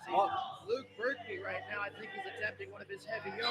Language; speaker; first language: English; native; English